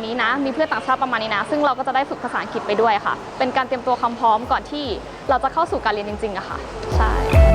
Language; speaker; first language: Thai; native; Thai